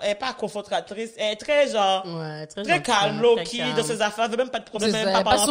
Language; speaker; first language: French; native; French